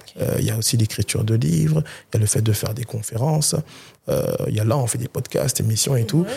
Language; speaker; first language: French; early bilingual, other home language; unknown